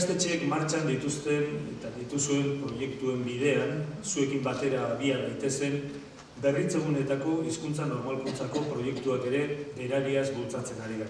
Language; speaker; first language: Basque; native; Basque